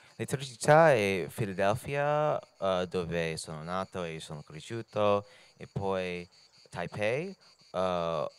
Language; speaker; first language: Italian; non-native, learner; English